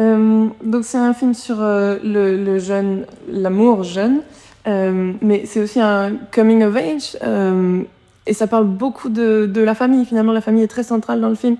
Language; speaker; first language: French; native; French